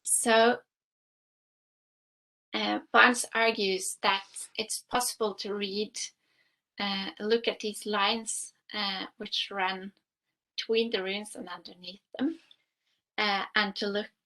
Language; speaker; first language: English; non-native, fluent; Norwegian